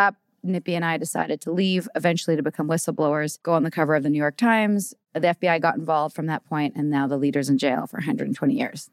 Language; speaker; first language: English; native; English